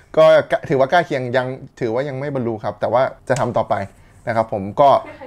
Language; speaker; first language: Thai; native; Thai